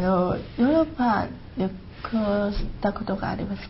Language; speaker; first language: Japanese; non-native, learner; Chinese